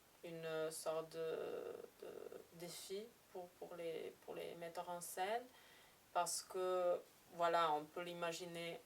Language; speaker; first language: French; non-native, fluent; Serbian